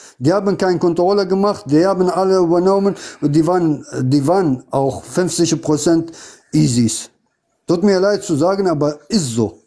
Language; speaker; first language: German; non-native, fluent; Arabic